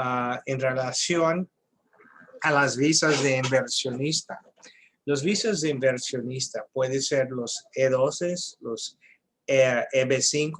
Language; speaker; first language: Spanish; early bilingual, heritage; English